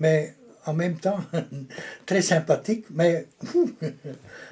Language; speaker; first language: French; non-native, local second language; Dutch